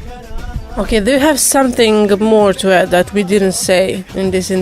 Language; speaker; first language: English; non-native, fluent; Croatian